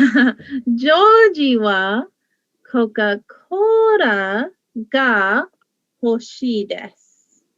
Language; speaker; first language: Japanese; non-native, fluent; English